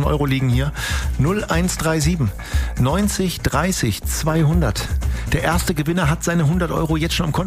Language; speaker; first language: German; native; German